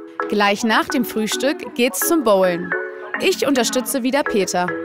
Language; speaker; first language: German; native; German